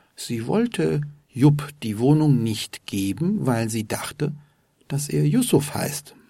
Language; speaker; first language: German; native; German